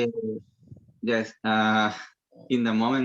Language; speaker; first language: English; non-native, learner; Spanish